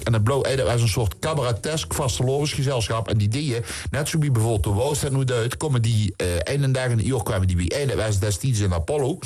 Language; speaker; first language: Dutch; native; Dutch